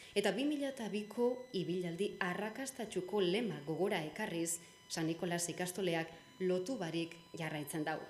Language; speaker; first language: Basque; native; Basque